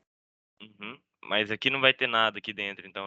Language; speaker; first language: Portuguese; native; Portuguese